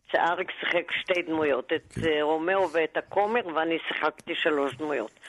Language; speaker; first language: Hebrew; early bilingual, other home language; German